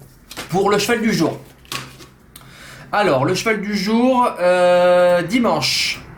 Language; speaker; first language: French; native; French